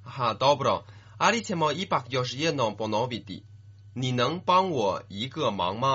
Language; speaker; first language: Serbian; non-native, fluent; Chinese